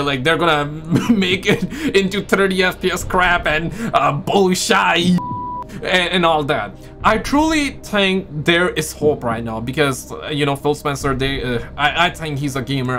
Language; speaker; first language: English; native; English